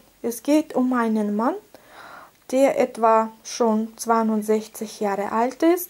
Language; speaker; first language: German; non-native, fluent; Russian